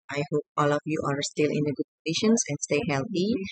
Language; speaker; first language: English; non-native, fluent; Indonesian